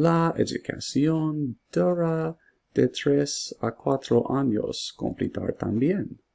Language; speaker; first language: Spanish; non-native, learner; English